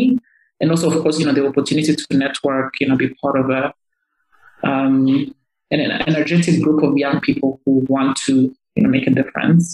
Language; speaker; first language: English; non-native, local second language; Kinyarwanda